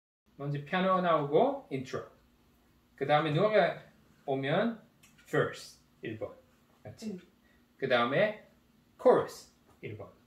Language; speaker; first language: Korean; non-native, learner; Dutch